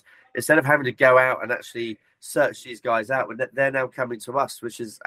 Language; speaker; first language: English; native; English